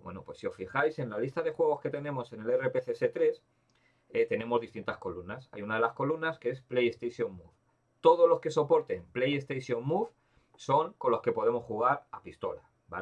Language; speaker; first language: Spanish; native; Spanish